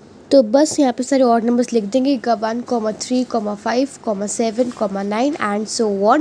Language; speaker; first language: Hindi; native; Hindi